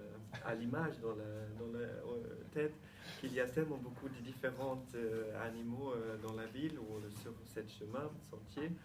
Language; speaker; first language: French; non-native, learner; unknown